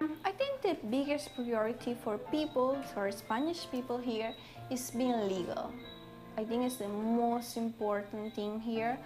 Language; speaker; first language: English; non-native, fluent; Spanish